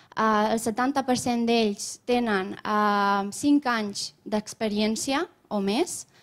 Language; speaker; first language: Catalan; non-native, fluent; Romanian